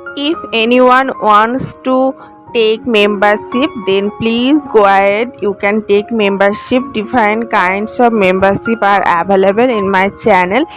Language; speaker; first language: English; non-native, local second language; Bangla